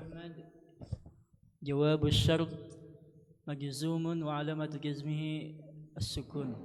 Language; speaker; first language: Arabic; non-native, learner; Indonesian